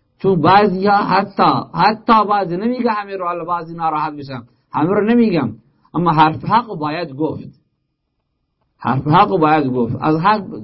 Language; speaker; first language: Persian; native; Persian